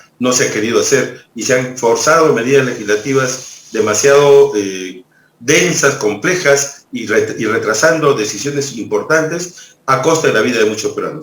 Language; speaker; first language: Spanish; native; Spanish